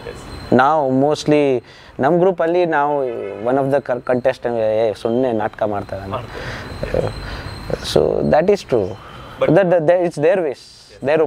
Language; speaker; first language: Kannada; non-native, learner; Nepali